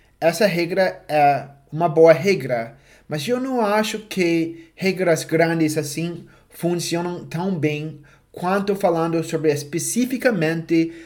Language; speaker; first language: Portuguese; non-native, fluent; English